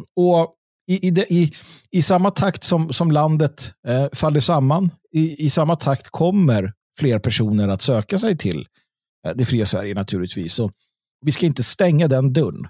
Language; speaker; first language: Swedish; native; Swedish